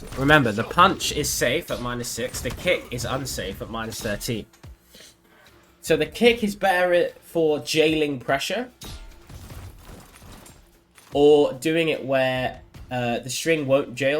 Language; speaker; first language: English; native; English